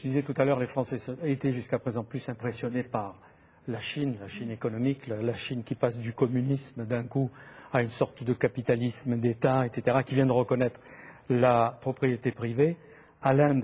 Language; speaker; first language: French; native; French